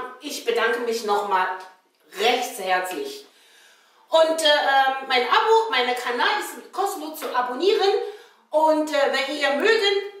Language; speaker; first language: German; non-native, learner; Chinese